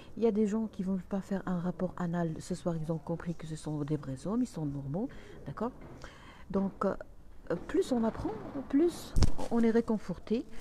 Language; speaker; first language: French; non-native, local second language; Arabic